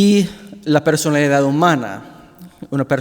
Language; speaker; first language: Spanish; non-native, fluent; English